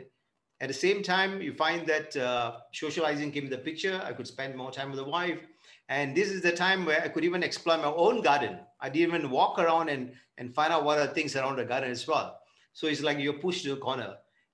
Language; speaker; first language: English; non-native, local second language; Tamil